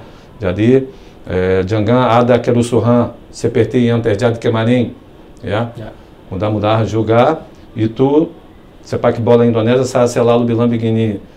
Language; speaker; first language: Indonesian; non-native, fluent; Portuguese